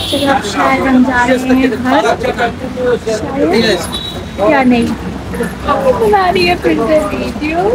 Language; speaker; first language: Hindi; non-native, local second language; Bangla